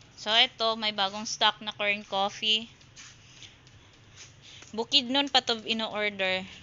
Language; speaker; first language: Filipino; native; Filipino